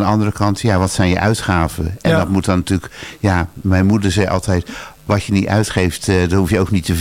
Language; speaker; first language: Dutch; native; Dutch